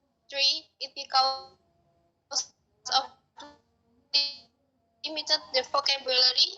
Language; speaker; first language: English; non-native, learner; Indonesian